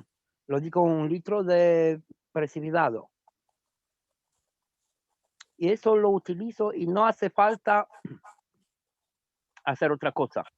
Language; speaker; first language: Spanish; non-native, fluent; Romanian